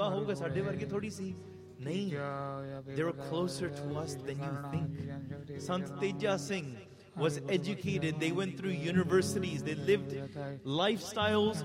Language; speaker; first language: English; native; English